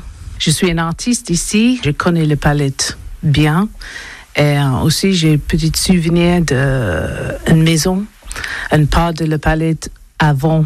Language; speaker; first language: French; non-native, learner; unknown